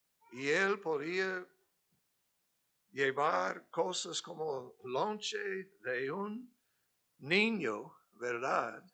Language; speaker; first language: Spanish; non-native, fluent; English